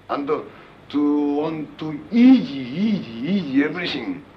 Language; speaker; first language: English; non-native, learner; Japanese